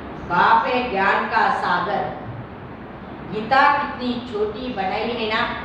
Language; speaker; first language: Hindi; non-native, local second language; Marathi